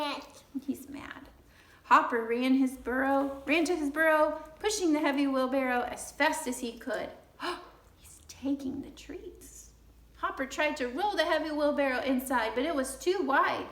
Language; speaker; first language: English; native; English